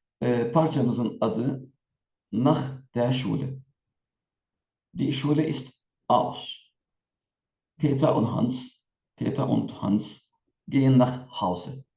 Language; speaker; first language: German; non-native, fluent; Turkish